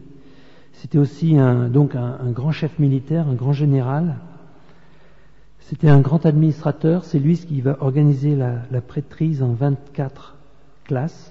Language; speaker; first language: French; native; French